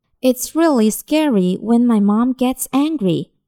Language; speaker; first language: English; non-native, fluent; Chinese